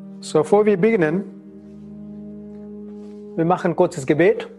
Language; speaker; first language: German; non-native, learner; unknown